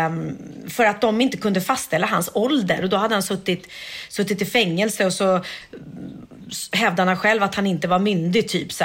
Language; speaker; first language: Swedish; native; Swedish